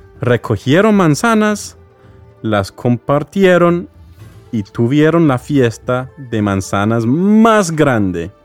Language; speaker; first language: Spanish; non-native, fluent; English